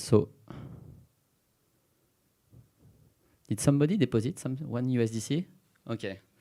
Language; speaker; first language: English; non-native, fluent; French